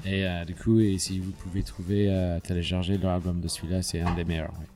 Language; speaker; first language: French; non-native, fluent; English